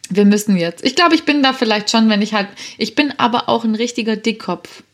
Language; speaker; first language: German; native; German